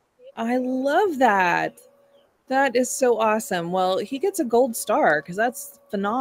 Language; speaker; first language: English; native; English